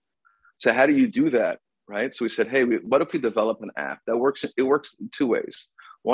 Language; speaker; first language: English; native; English